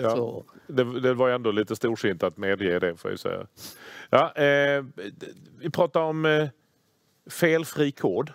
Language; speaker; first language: Swedish; native; Swedish